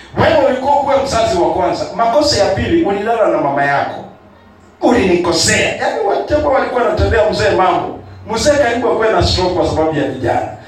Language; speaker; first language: Swahili; non-native, local second language; Kikuyu